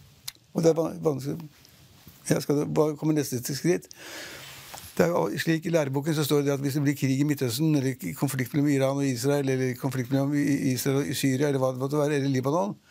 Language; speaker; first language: Norwegian; native; Norwegian